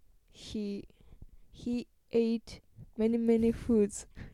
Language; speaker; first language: English; non-native, learner; Japanese